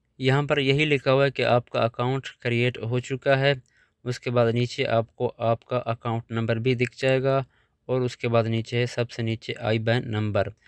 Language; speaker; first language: Urdu; non-native, local second language; Punjabi